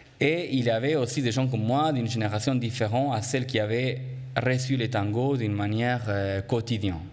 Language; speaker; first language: French; non-native, fluent; Spanish